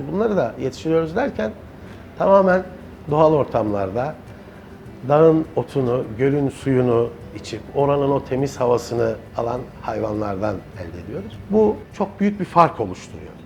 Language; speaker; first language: Turkish; native; Turkish